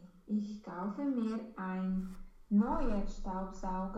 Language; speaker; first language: German; non-native, learner; Romanian